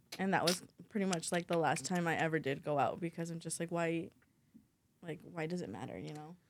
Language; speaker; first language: English; native; English